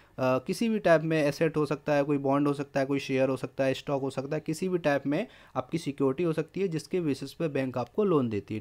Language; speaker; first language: Hindi; native; Hindi